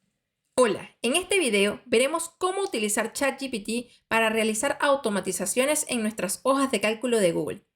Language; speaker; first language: Spanish; native; Spanish